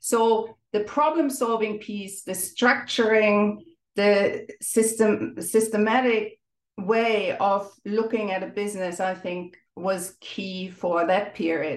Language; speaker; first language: English; non-native, fluent; German